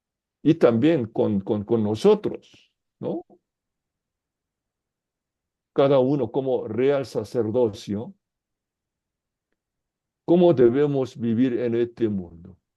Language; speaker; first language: Spanish; non-native, fluent; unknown